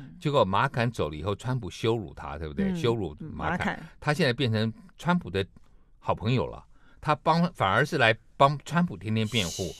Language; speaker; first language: Chinese; native; Chinese